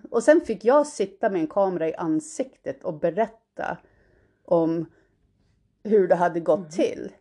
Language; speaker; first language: Swedish; early bilingual, heritage; Swedish